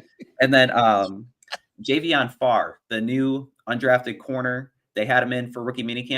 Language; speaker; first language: English; native; English